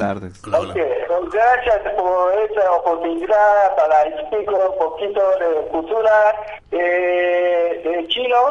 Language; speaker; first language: Spanish; non-native, learner; Chinese